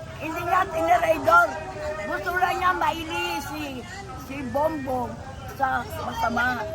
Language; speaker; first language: Filipino; non-native, local second language; Iloko